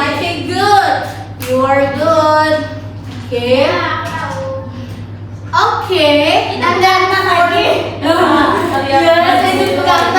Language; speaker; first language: English; non-native, learner; Indonesian